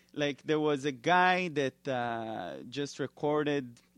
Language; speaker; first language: English; non-native, fluent; Hebrew